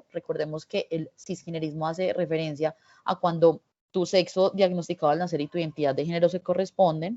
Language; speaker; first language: Spanish; native; Spanish